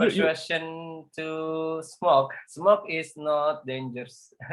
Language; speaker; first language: English; non-native, learner; Indonesian